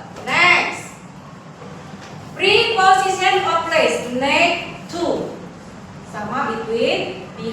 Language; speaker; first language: English; non-native, learner; Indonesian